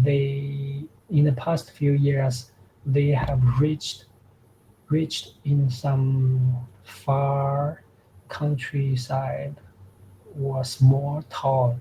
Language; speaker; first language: English; non-native, learner; Chinese